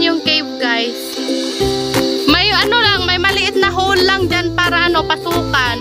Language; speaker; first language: Filipino; non-native, local second language; Iloko